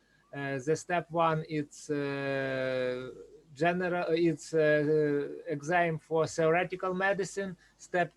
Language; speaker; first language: English; non-native, learner; Ukrainian